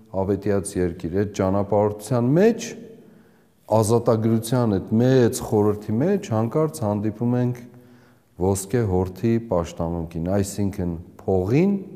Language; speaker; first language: Armenian; native; Armenian